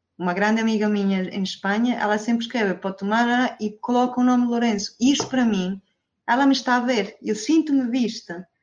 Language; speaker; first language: Portuguese; non-native, fluent; Spanish